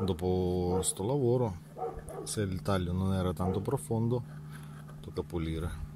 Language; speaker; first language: Italian; non-native, fluent; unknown